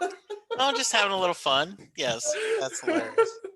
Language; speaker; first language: English; native; English